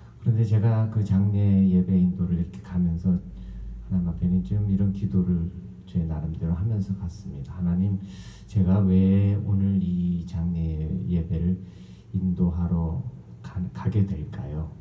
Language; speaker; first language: Korean; native; Korean